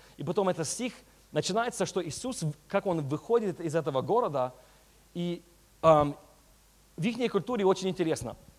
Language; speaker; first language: Russian; early bilingual, heritage; Russian